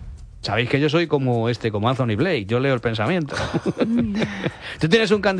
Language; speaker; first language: Spanish; native; Spanish